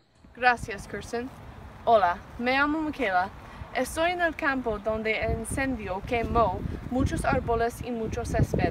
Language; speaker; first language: Spanish; non-native, learner; English